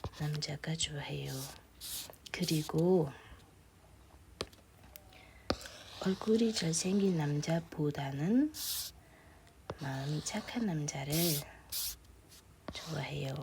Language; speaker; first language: Korean; non-native, fluent; Indonesian